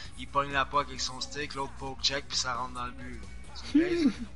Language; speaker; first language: French; native; French